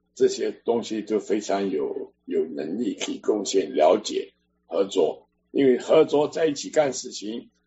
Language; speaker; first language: Chinese; native; Chinese